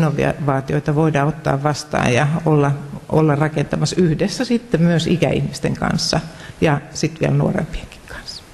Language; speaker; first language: Finnish; native; Finnish